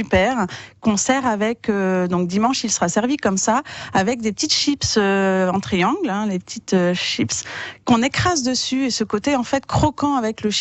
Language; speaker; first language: French; native; French